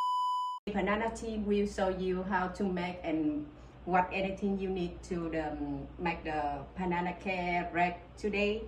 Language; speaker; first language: English; non-native, learner; Vietnamese